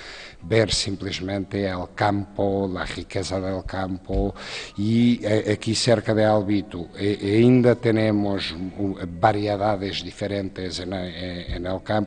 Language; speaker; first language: Spanish; non-native, fluent; Portuguese